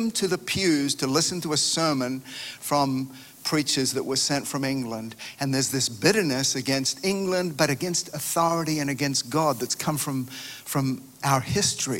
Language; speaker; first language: English; native; English